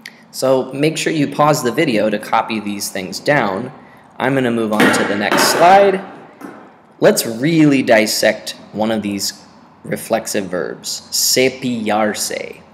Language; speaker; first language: English; native; English